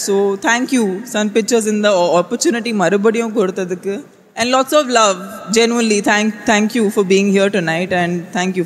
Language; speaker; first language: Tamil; non-native, fluent; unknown